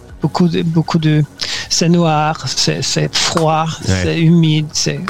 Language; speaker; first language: French; non-native, learner; Swedish